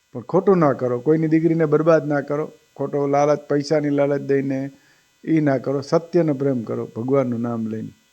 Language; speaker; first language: Gujarati; native; Gujarati